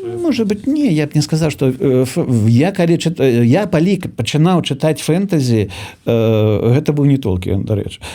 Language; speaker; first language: Belarusian; native; Belarusian